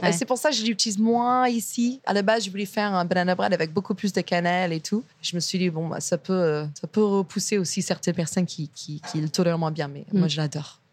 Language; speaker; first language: French; non-native, fluent; English